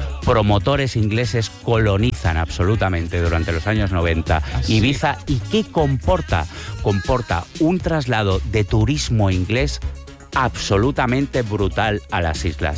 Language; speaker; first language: Spanish; native; Spanish